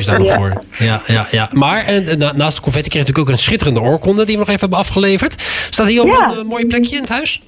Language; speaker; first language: Dutch; native; Dutch